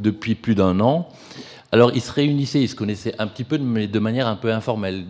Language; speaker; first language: French; native; French